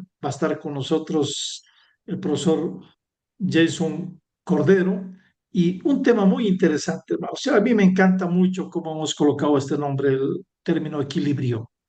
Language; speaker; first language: Spanish; native; Spanish